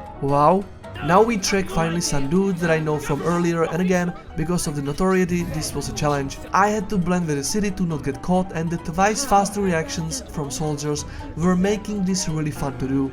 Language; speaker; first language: English; non-native, fluent; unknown